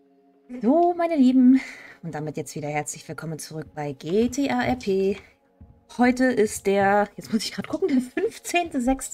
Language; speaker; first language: German; native; German